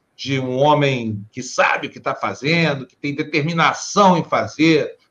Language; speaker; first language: Portuguese; native; Portuguese